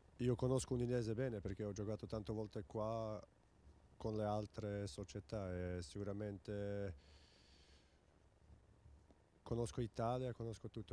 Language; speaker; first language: Italian; non-native, fluent; Serbian